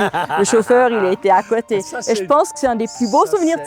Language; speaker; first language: French; native; French